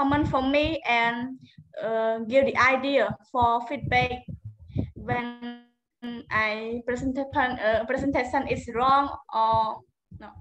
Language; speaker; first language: English; non-native, learner; Khmer